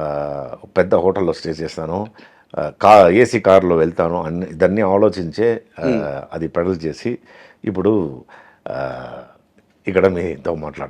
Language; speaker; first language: Telugu; non-native, fluent; Tamil